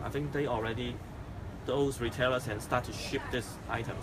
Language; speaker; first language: English; non-native, local second language; Cantonese